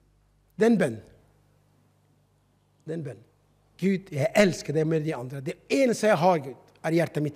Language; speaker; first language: Norwegian; non-native, fluent; Arabic